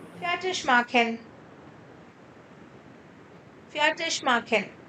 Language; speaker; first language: German; non-native, fluent; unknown